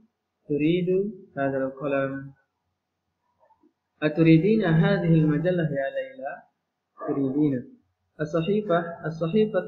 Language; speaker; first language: Arabic; non-native, fluent; Indonesian